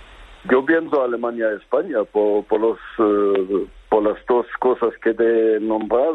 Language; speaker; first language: Spanish; non-native, fluent; German